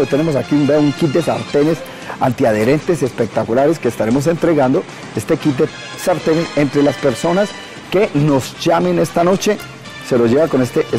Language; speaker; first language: Spanish; native; Spanish